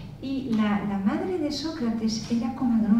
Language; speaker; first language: Spanish; native; Spanish